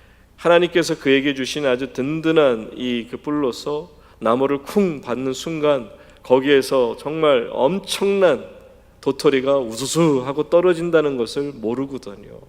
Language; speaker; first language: Korean; native; Korean